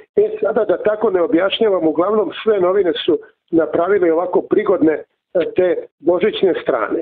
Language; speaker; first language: Serbian; native; Serbian